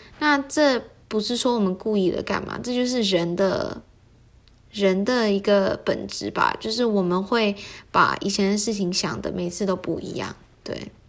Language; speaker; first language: Chinese; early bilingual, heritage; Chinese